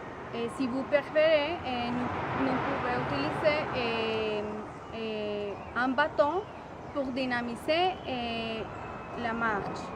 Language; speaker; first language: French; non-native, learner; Spanish